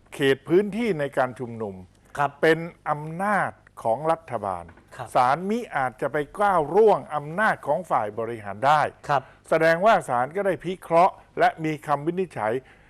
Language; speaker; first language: Thai; native; Thai